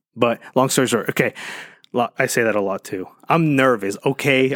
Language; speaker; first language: English; early bilingual, other home language; Spanish